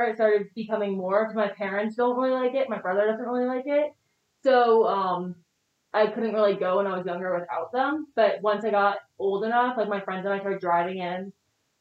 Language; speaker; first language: English; native; English